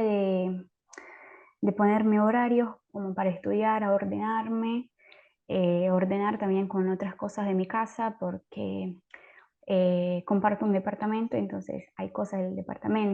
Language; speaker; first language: Spanish; native; Spanish